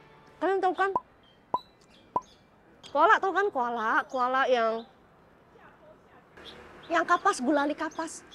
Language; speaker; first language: Indonesian; native; Indonesian